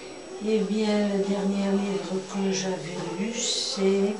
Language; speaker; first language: French; non-native, fluent; Portuguese